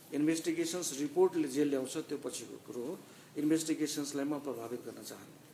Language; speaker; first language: Nepali; non-native, local second language; Maithili